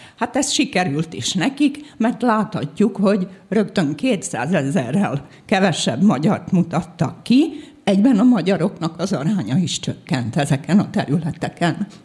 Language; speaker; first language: Hungarian; native; Hungarian